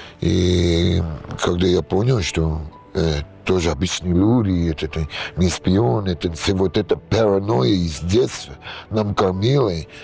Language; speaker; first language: Russian; non-native, learner; English